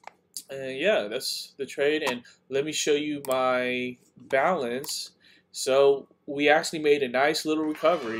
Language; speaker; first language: English; native; English